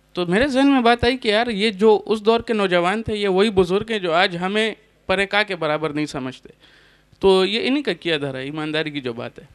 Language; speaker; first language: Urdu; non-native, local second language; Northern Hindko